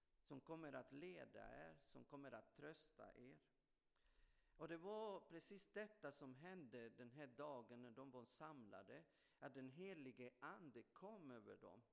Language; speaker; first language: Swedish; non-native, fluent; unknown